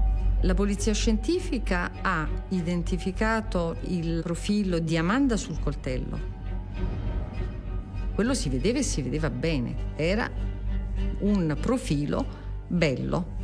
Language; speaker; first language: Italian; native; Italian